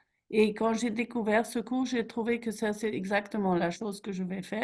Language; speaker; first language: French; non-native, fluent; German